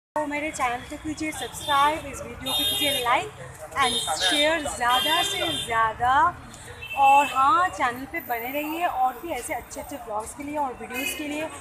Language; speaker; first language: Hindi; non-native, local second language; Bangla